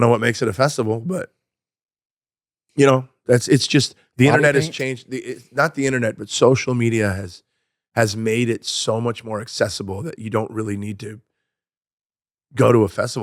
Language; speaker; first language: English; native; English